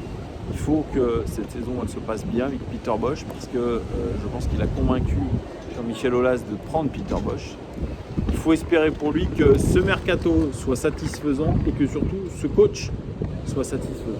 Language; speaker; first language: French; native; French